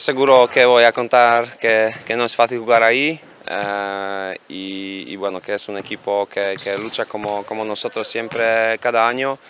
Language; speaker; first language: Spanish; non-native, fluent; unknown